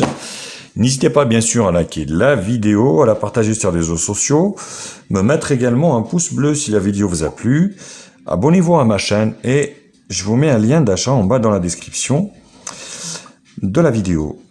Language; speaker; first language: French; native; French